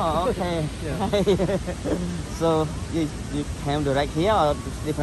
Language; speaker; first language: English; non-native, learner; Khmer